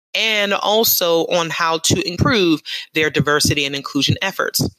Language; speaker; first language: English; native; English